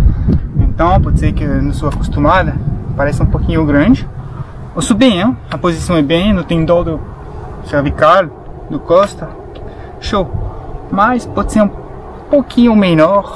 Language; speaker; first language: Portuguese; non-native, learner; French